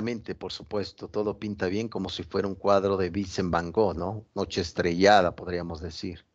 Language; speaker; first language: Spanish; native; Spanish